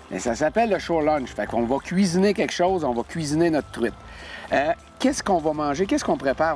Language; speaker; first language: French; native; French